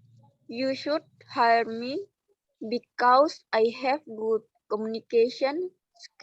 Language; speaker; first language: English; non-native, learner; Indonesian